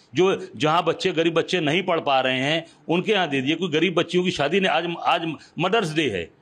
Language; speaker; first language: Hindi; native; Hindi